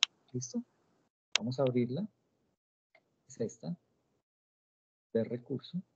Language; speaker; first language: Spanish; native; Spanish